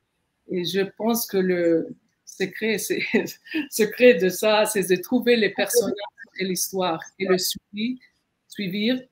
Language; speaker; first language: French; non-native, fluent; Arabic